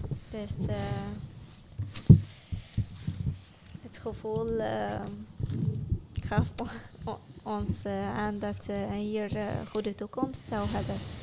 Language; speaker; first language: Dutch; non-native, fluent; Arabic